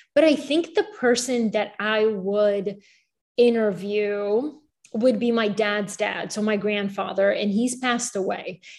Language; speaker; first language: English; early bilingual, other home language; Bulgarian